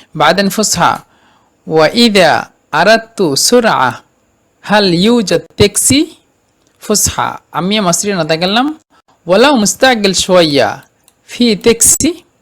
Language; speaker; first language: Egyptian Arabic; non-native, fluent; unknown